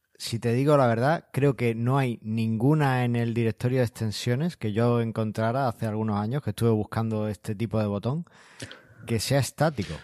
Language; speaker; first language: Spanish; native; Spanish